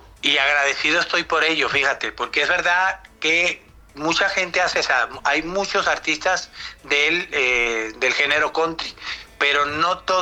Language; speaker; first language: Spanish; native; Spanish